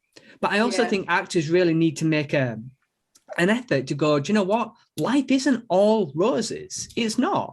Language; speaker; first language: English; native; English